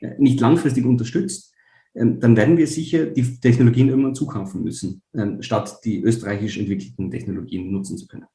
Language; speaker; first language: German; native; German